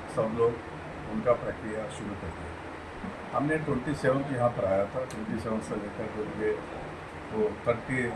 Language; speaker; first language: Hindi; non-native, local second language; Telugu